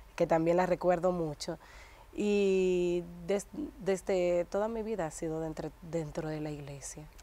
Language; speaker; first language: Spanish; native; Spanish